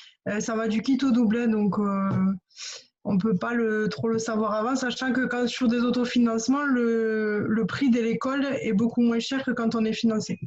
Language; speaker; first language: French; native; French